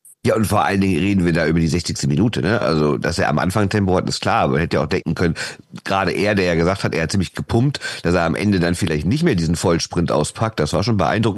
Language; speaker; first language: German; native; German